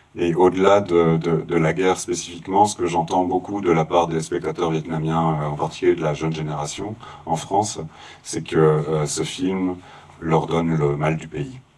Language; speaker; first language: French; native; French